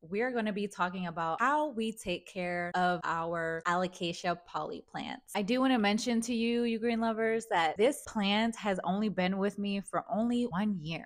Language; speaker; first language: English; early bilingual, other home language; Spanish